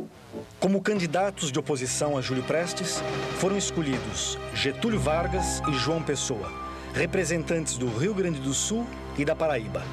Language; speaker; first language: Portuguese; native; Portuguese